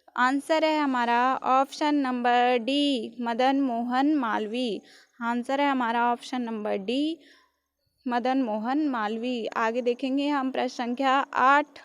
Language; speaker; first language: Hindi; native; Hindi